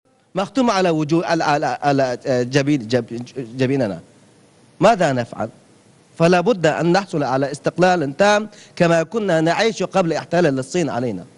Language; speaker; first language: Arabic; non-native, fluent; Uyghur